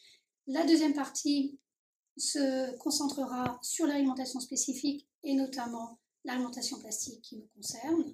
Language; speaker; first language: French; native; French